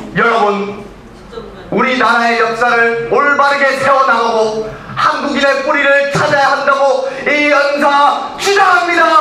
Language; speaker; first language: Korean; early bilingual, heritage; Korean